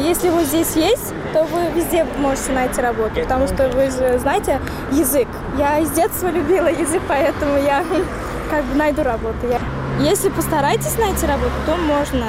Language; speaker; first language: Russian; non-native, local second language; Tajik